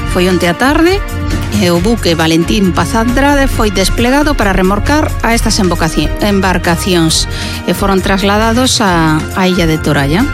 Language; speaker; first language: Galician; non-native, local second language; Spanish